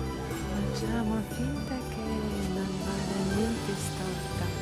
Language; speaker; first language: Italian; non-native, fluent; Russian